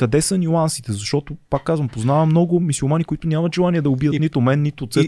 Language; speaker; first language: Bulgarian; native; Bulgarian